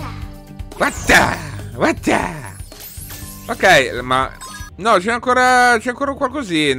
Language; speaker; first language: Italian; native; Italian